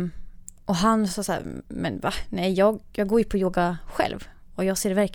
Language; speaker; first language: Swedish; native; Swedish